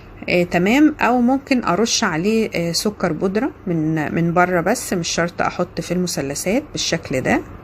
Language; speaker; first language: Arabic; native; Arabic